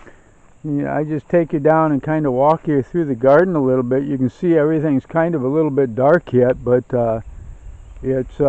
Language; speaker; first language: English; native; English